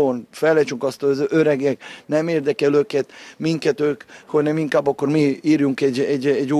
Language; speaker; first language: Hungarian; non-native, fluent; Serbian